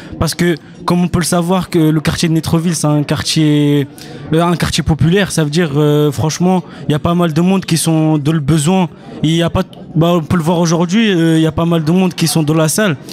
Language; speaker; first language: French; early bilingual, other home language; Arabic